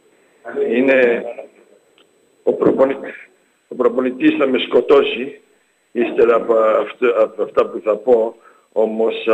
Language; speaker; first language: Greek; early bilingual, heritage; English